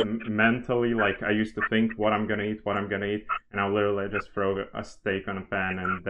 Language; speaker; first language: English; non-native, fluent; Lithuanian